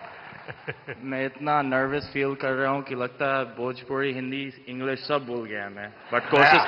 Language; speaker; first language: Hindi; non-native, fluent; English